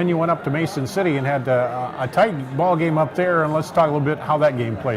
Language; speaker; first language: English; native; English